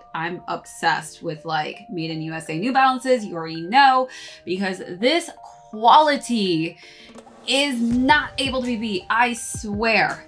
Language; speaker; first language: English; native; English